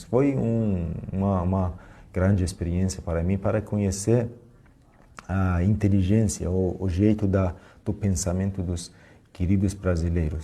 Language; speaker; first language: Portuguese; non-native, fluent; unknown